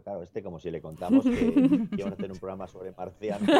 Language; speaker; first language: Spanish; native; Spanish